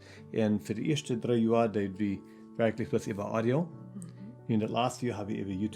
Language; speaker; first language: German; non-native, learner; Plautdietsch